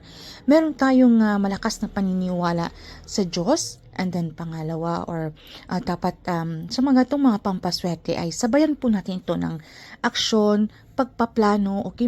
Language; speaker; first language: Filipino; native; Filipino